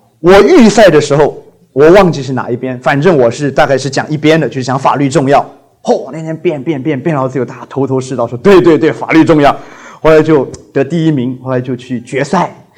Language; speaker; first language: Chinese; non-native, local second language; Cantonese